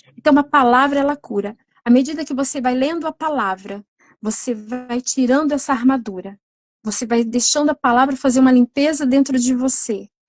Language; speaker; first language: Portuguese; native; Portuguese